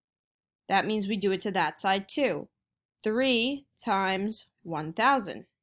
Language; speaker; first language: English; native; English